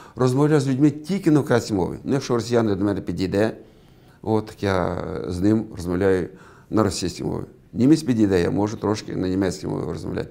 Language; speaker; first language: Ukrainian; native; Ukrainian